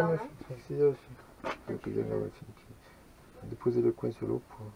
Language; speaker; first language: French; native; French